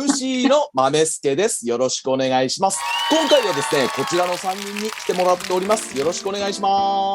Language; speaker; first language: Japanese; native; Japanese